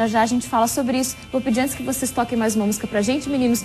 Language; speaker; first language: Portuguese; native; Portuguese